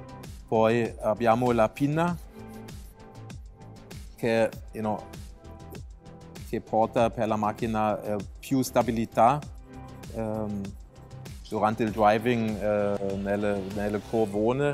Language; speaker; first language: Italian; non-native, fluent; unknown